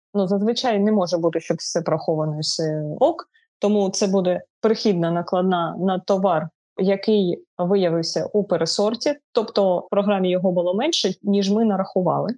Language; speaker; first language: Ukrainian; non-native, local second language; Russian